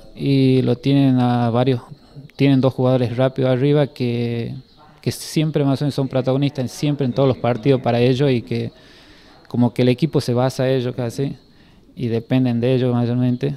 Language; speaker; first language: Spanish; native; Spanish